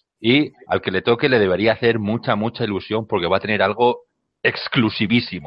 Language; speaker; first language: Spanish; native; Spanish